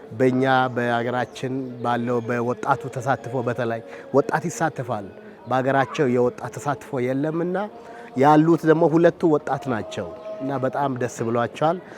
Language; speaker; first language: Amharic; native; Amharic